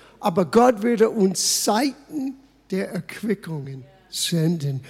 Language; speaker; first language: German; non-native, fluent; English